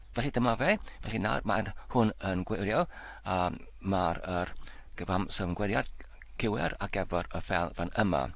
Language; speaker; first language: Welsh; non-native, learner; Polish